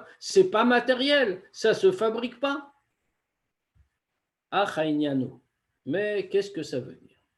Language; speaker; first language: French; native; French